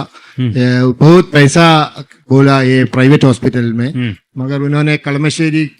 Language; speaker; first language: Hindi; non-native, local second language; Malayalam